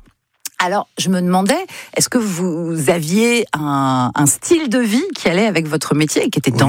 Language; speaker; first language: French; native; French